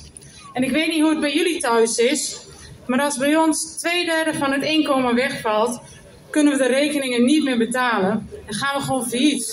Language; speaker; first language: Dutch; native; Dutch